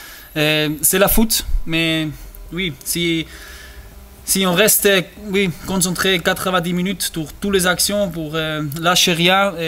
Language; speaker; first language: French; non-native, learner; German